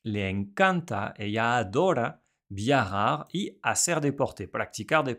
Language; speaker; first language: Spanish; non-native, fluent; French